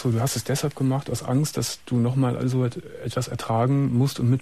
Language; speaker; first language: German; native; German